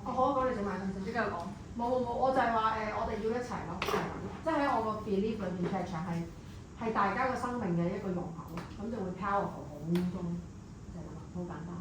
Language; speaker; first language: Cantonese; native; Cantonese